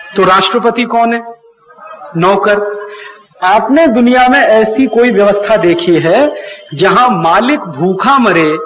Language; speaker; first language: Hindi; native; Hindi